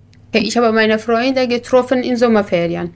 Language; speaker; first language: German; non-native, learner; Kurdish